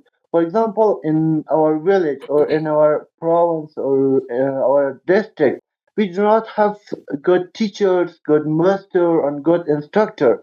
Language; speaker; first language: English; non-native, learner; Persian